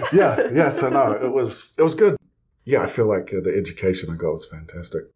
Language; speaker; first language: English; native; English